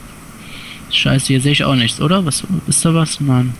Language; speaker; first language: German; native; German